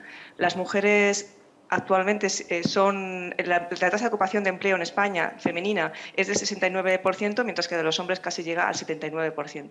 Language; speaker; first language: Spanish; native; Spanish